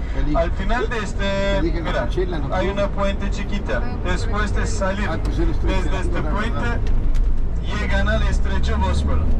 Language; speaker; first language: Spanish; non-native, fluent; Turkish